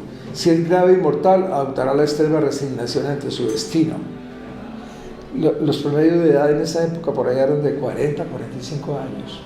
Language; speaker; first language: Spanish; native; Spanish